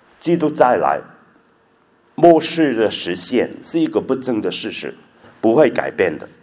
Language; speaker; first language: Chinese; non-native, local second language; Cantonese